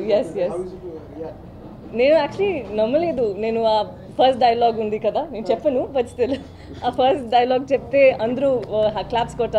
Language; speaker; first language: Telugu; non-native, learner; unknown